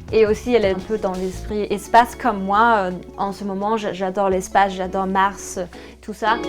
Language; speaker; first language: French; non-native, fluent; Danish